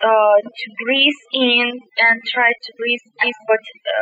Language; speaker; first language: English; non-native, fluent; Kazakh